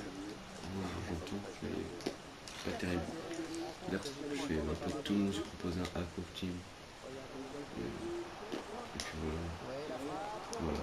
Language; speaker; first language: French; native; French